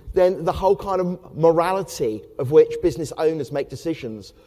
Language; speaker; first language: English; native; English